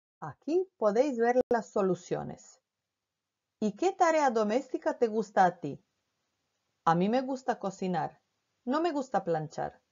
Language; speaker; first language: Spanish; non-native, fluent; Croatian